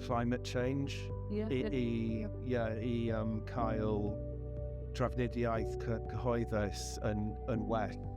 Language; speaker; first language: Welsh; non-native, learner; English